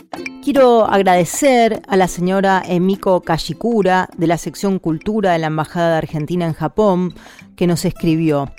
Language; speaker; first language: Spanish; native; Spanish